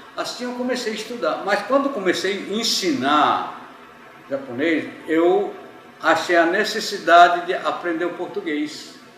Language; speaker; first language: Portuguese; early bilingual, other home language; Japanese